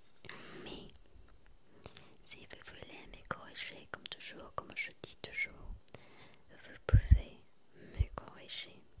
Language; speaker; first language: French; non-native, learner; Spanish